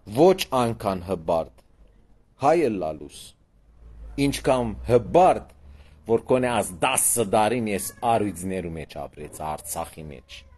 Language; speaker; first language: Armenian; early bilingual, heritage; Armenian